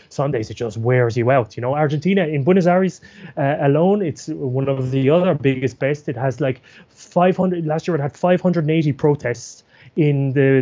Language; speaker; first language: English; native; English